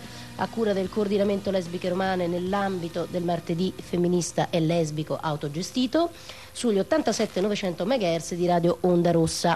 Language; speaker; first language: Italian; native; Italian